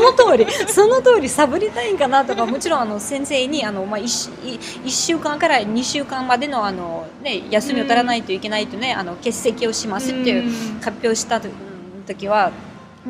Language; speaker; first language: Japanese; non-native, fluent; Russian